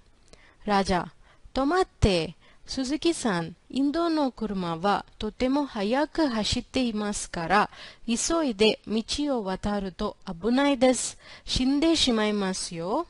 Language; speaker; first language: Japanese; non-native, fluent; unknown